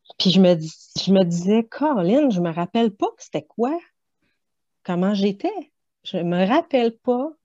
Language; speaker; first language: French; native; French